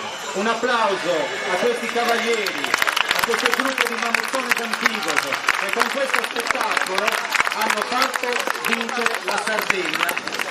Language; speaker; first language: Italian; native; Italian